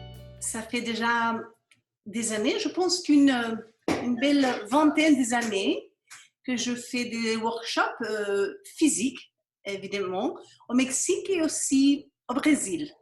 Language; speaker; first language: French; non-native, fluent; Spanish